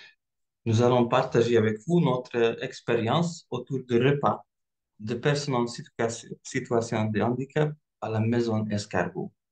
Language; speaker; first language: French; non-native, fluent; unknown